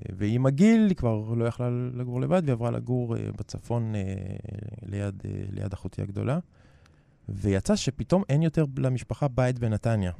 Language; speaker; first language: Hebrew; native; Hebrew